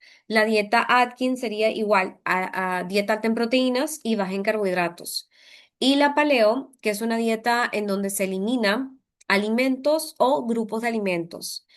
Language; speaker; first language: Spanish; native; Spanish